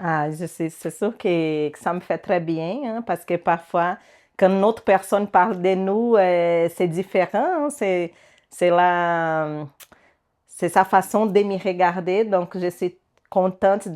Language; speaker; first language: French; non-native, learner; Portuguese